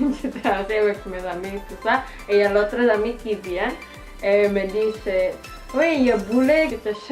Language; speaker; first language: French; non-native, learner; Indonesian